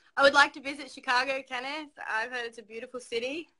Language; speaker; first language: English; native; English